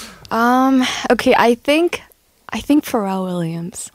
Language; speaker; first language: English; early bilingual, other home language; Korean